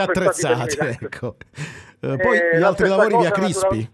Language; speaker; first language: Italian; native; Italian